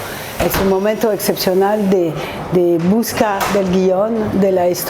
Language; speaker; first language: Spanish; non-native, learner; French